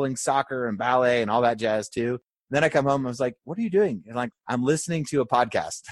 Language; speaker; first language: English; native; English